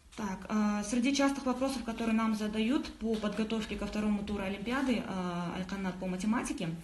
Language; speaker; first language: Russian; non-native, local second language; Kazakh